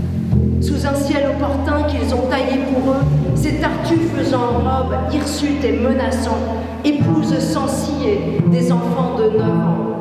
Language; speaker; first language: French; native; French